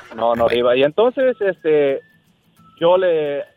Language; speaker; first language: Spanish; native; Spanish